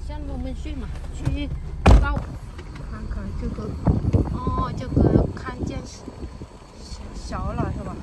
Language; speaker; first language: Chinese; non-native, fluent; Lao